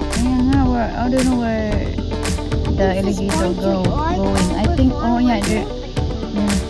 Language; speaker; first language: English; non-native, learner; Filipino